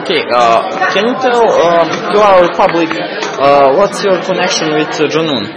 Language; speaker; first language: English; non-native, learner; Serbian